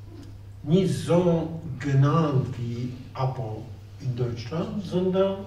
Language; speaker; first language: German; non-native, fluent; Polish